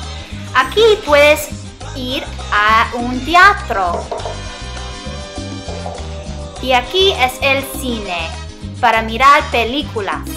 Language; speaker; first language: Spanish; non-native, learner; English